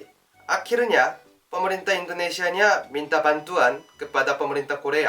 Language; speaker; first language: Indonesian; non-native, learner; Korean